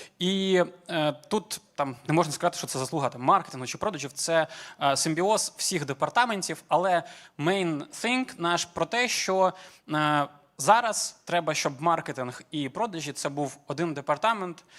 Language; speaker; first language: Ukrainian; early bilingual, other home language; Georgian